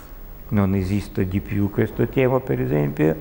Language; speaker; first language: Italian; non-native, learner; Russian